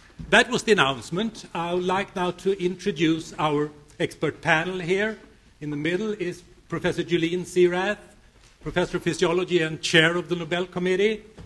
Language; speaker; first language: English; non-native, fluent; Swedish